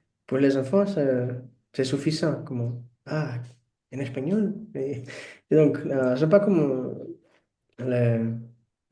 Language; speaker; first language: French; non-native, learner; Portuguese